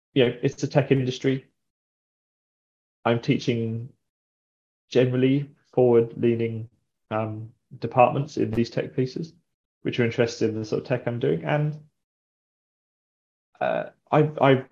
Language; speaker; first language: English; native; English